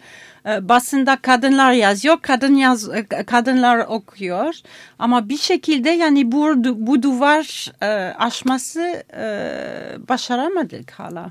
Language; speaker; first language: Turkish; non-native, fluent; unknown